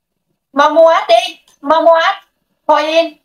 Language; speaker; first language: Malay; non-native, learner; Vietnamese